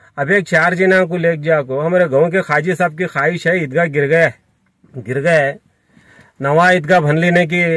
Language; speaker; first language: Hindi; non-native, local second language; Urdu